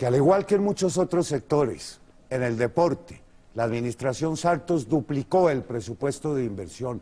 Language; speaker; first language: Spanish; native; Spanish